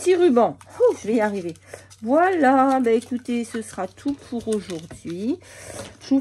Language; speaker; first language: French; native; French